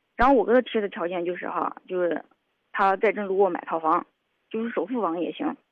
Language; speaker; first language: Chinese; native; Chinese